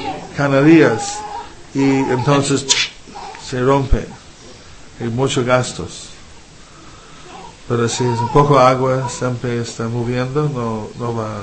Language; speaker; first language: Spanish; non-native, fluent; English